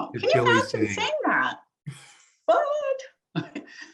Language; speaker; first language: English; native; English